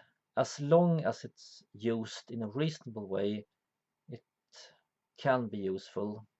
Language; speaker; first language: English; non-native, fluent; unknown